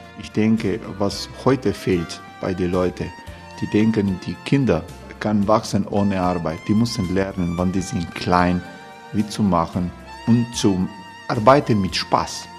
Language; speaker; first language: German; non-native, learner; Croatian